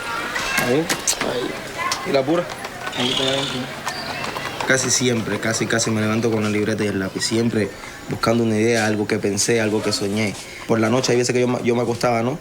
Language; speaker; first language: Spanish; native; Spanish